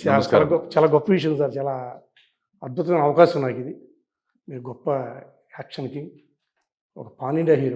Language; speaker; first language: Telugu; native; Telugu